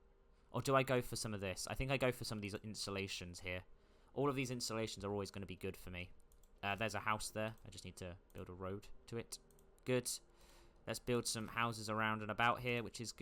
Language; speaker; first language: English; native; English